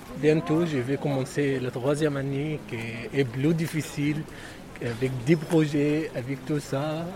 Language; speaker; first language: French; non-native, learner; Arabic